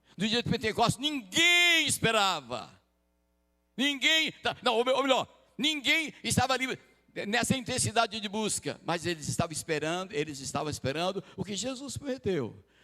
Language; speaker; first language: Portuguese; native; Portuguese